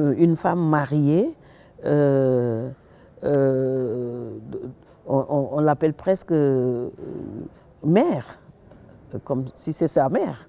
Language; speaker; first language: French; non-native, local second language; Wolof